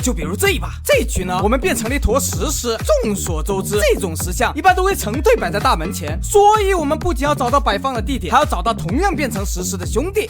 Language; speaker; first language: Chinese; native; Chinese